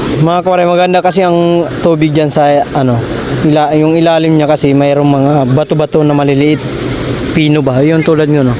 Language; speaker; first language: Filipino; non-native, local second language; Waray